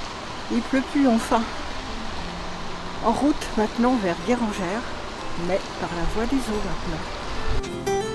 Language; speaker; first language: French; native; French